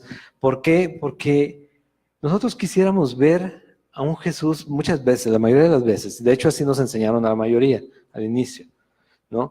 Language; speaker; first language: Spanish; native; Spanish